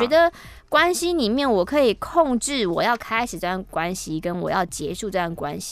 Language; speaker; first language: Chinese; native; Chinese